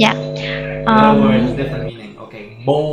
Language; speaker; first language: English; non-native, fluent; Vietnamese